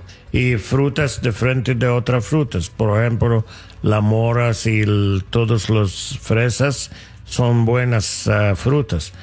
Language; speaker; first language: Spanish; non-native, learner; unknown